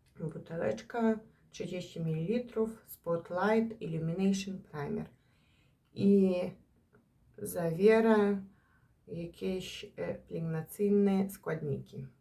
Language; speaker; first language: Polish; non-native, fluent; Ukrainian